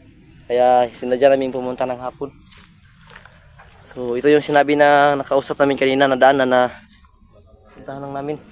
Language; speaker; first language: Filipino; non-native, local second language; Cebuano